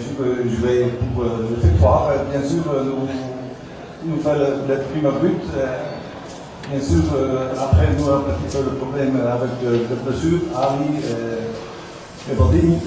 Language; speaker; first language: French; non-native, learner; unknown